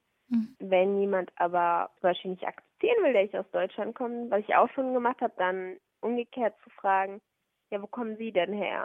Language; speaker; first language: German; early bilingual, other home language; Somali